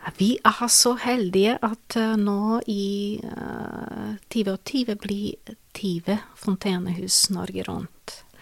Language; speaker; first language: Norwegian; non-native, fluent; Serbian